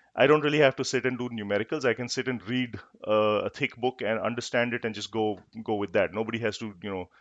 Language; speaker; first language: English; non-native, local second language; Hindi